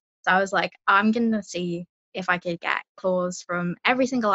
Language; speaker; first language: English; native; English